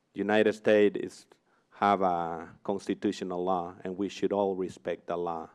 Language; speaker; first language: English; non-native, fluent; Spanish